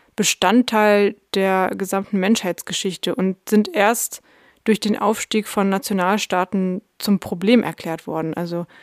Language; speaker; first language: German; early bilingual, other home language; Russian